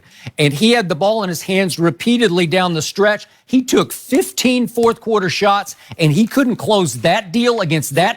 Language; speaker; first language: English; native; English